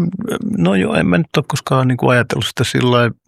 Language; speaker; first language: Finnish; early bilingual, other home language; Oromo